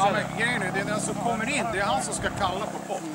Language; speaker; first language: Swedish; native; Swedish